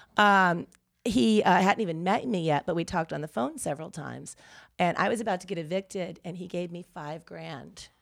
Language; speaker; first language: English; native; English